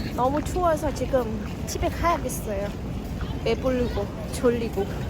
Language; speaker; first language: Korean; non-native, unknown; Vietnamese